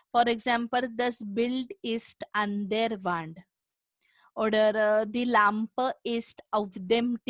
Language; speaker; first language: German; non-native, fluent; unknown